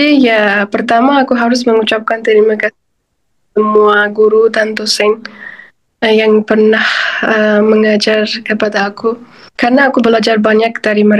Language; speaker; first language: Indonesian; non-native, fluent; Uzbek